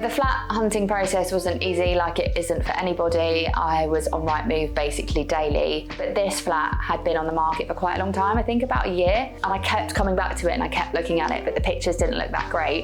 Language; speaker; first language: English; native; English